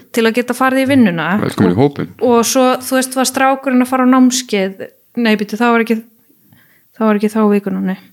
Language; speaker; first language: Icelandic; early bilingual, heritage; Icelandic